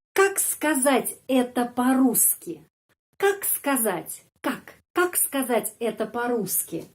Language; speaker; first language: Russian; non-native, fluent; Indonesian